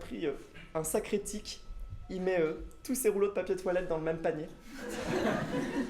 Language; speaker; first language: French; native; French